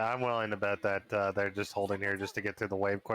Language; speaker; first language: English; native; English